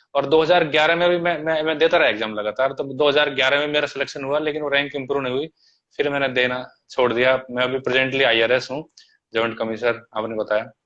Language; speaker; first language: Hindi; native; Hindi